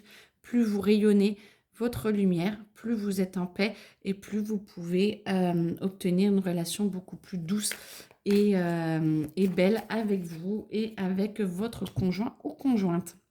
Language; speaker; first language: French; native; French